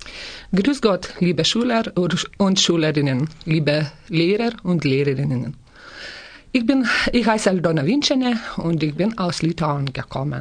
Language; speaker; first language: German; non-native, learner; Lithuanian